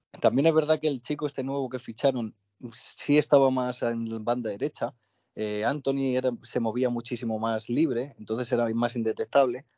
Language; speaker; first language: Spanish; native; Spanish